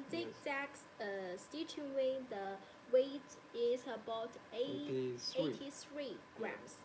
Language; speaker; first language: English; non-native, learner; Chinese